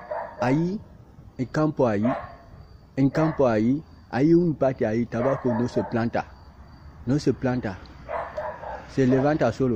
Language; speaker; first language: Spanish; non-native, learner; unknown